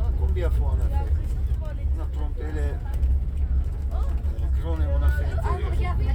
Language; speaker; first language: French; non-native, learner; Turkish